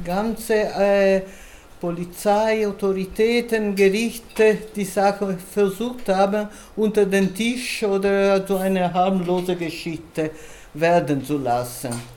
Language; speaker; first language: German; non-native, fluent; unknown